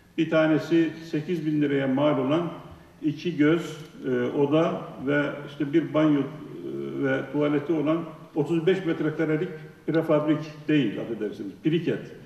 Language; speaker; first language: Turkish; native; Turkish